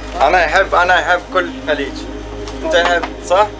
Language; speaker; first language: Arabic; non-native, learner; Urdu